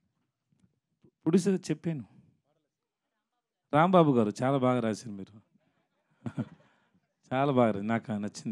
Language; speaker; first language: Telugu; non-native, learner; Tamil